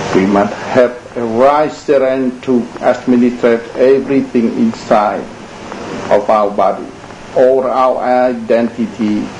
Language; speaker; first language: English; non-native, learner; Vietnamese